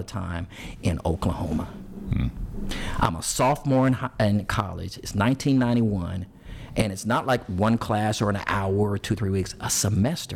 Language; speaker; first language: English; native; English